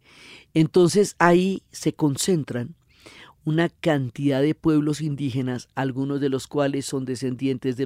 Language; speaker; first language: Spanish; native; Spanish